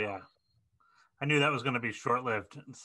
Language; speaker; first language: English; native; English